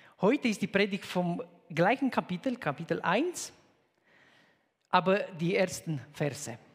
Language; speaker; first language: German; non-native, fluent; Romanian